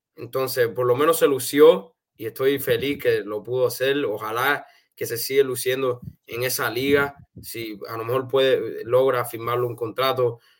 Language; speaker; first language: Spanish; early bilingual, heritage; Spanish